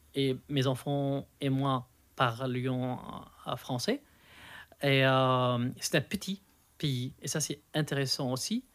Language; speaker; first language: French; non-native, fluent; Arabic